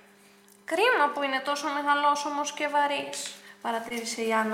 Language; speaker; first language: Greek; native; Greek